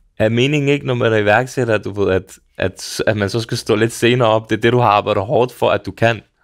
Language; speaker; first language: Danish; early bilingual, other home language; Serbian